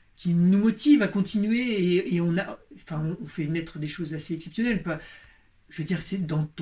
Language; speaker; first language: French; native; French